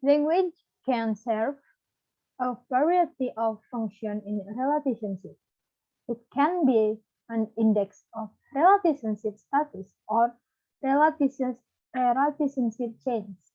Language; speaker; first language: English; non-native, learner; Balinese